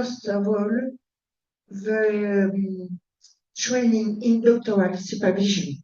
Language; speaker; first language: English; non-native, fluent; French